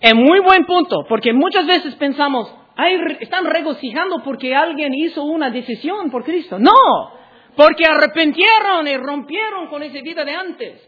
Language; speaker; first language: Spanish; non-native, fluent; English